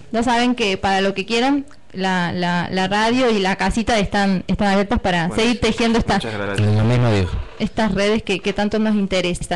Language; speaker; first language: Spanish; native; Spanish